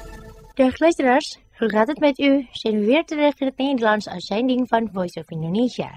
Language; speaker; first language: Dutch; non-native, learner; Indonesian